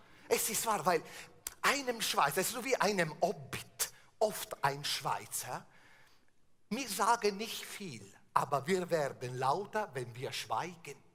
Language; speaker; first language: German; non-native, fluent; Italian